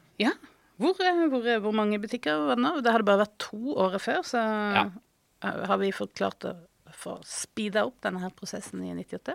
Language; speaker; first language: Norwegian; native; Norwegian